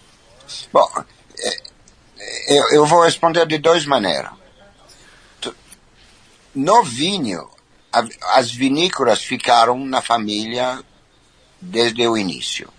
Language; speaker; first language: Portuguese; non-native, fluent; French